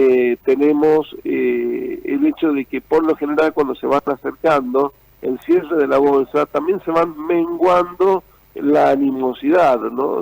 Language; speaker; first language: Spanish; native; Spanish